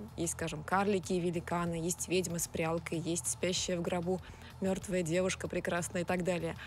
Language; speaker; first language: Russian; native; Russian